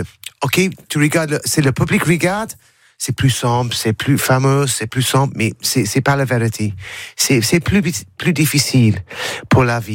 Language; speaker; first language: French; non-native, learner; English